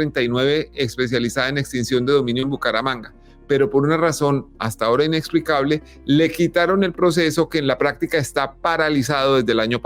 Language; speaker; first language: Spanish; native; Spanish